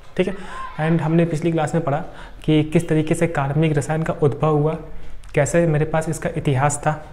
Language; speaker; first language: Hindi; native; Hindi